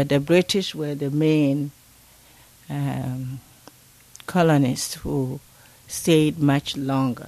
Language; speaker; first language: English; non-native, local second language; Akan